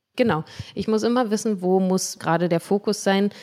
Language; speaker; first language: German; native; German